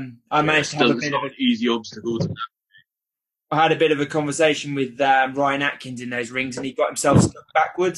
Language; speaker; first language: English; native; English